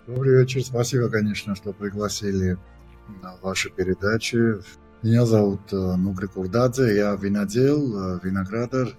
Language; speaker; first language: Russian; non-native, local second language; Georgian